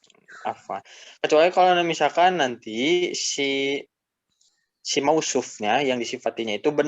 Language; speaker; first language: Indonesian; native; Indonesian